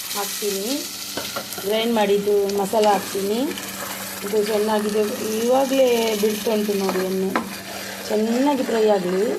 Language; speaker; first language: Kannada; non-native, local second language; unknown